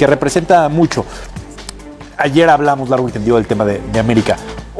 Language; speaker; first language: Spanish; native; Spanish